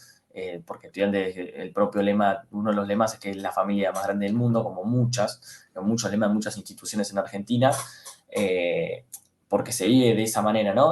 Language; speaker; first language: Spanish; native; Spanish